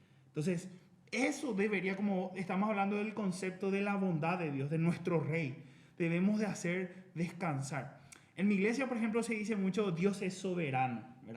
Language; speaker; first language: Spanish; native; Spanish